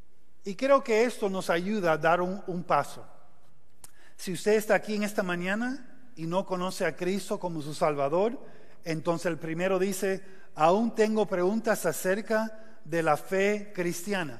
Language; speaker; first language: Spanish; non-native, fluent; English